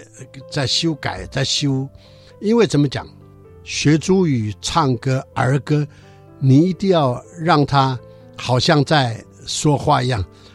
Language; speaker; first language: Chinese; non-native, local second language; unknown